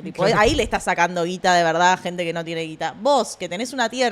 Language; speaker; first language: Spanish; native; Spanish